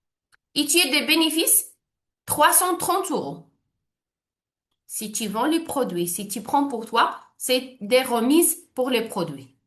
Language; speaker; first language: French; non-native, learner; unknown